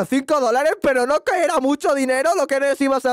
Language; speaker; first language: Spanish; native; Spanish